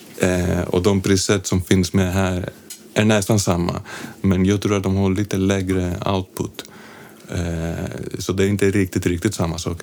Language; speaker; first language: Swedish; non-native, fluent; Greek